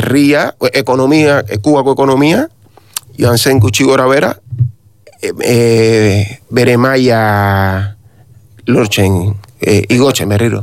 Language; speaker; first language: Basque; non-native, learner; Spanish